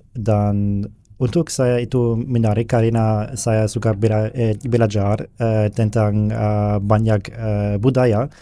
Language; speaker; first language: Indonesian; non-native, learner; German